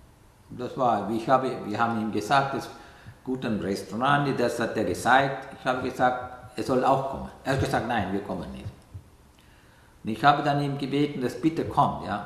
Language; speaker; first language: German; non-native, fluent; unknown